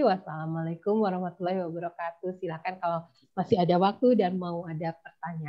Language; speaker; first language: Indonesian; native; Indonesian